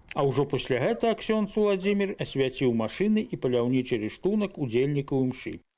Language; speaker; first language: Belarusian; native; Belarusian